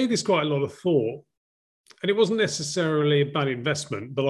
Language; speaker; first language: English; native; English